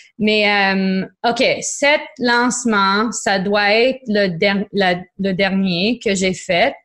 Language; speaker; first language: French; non-native, local second language; English